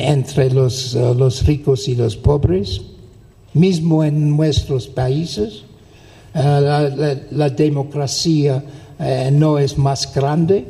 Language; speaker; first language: Spanish; non-native, fluent; English